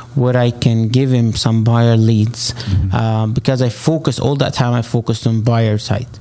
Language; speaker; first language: English; non-native, fluent; Arabic